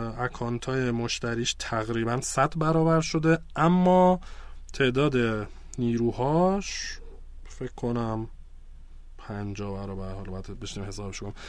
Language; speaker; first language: Persian; native; Persian